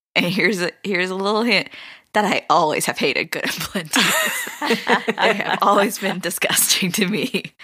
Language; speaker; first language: English; native; English